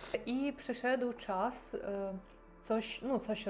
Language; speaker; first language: Polish; non-native, learner; Russian